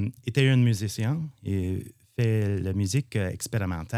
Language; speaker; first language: French; non-native, learner; English